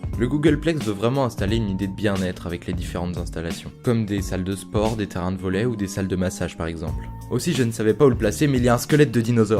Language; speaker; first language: French; native; French